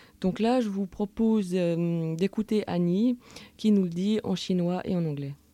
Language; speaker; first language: French; native; French